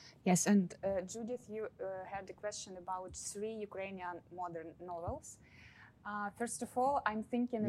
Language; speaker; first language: English; non-native, fluent; Ukrainian